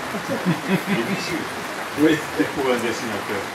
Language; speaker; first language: French; non-native, fluent; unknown